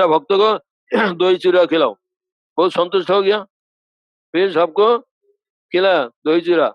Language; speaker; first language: Hindi; non-native, local second language; Bangla